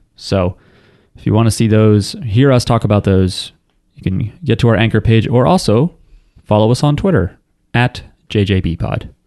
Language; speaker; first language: English; native; English